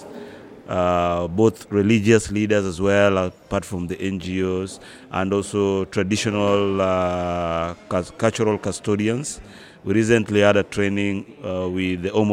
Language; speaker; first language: English; non-native, local second language; Luo (Kenya and Tanzania)